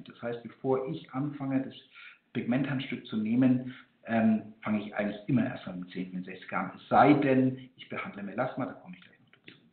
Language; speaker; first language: German; native; German